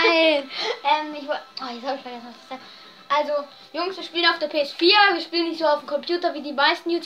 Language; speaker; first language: German; native; German